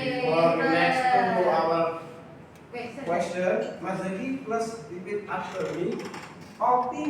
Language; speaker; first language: English; non-native, learner; Indonesian